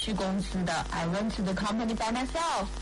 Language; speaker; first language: English; non-native, fluent; Chinese